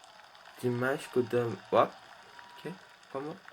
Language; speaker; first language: Spanish; non-native, learner; Portuguese